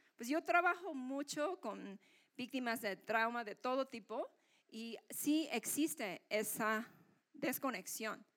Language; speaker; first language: Spanish; non-native, fluent; Korean